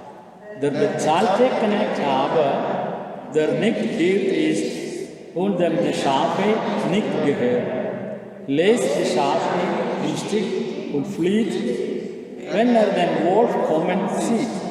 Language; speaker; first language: German; non-native, fluent; Malayalam